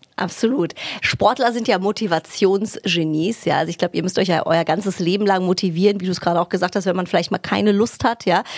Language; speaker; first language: German; native; German